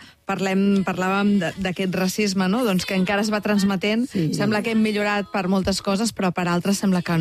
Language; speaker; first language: Catalan; native; Catalan